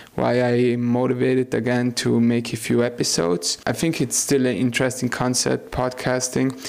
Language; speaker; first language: English; non-native, fluent; German